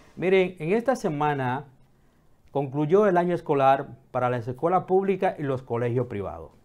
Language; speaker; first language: Spanish; native; Spanish